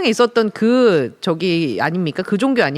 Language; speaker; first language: Korean; native; Korean